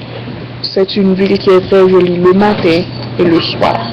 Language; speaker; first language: French; non-native, learner; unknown